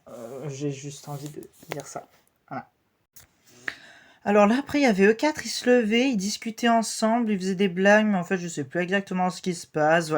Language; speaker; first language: French; native; French